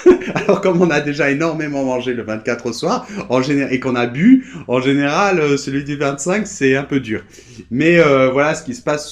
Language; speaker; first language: French; native; French